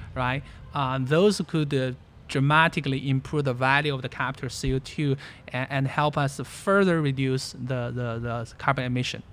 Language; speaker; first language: English; non-native, fluent; Chinese